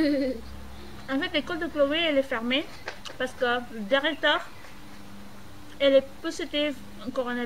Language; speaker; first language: French; non-native, learner; Filipino